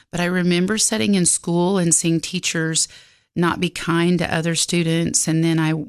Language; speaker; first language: English; native; English